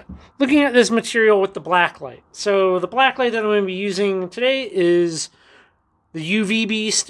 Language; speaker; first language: English; native; English